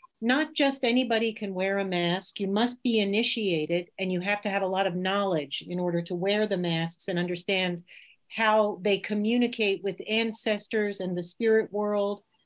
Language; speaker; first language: English; native; English